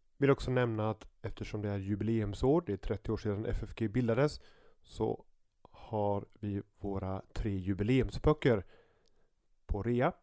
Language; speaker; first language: Swedish; native; Swedish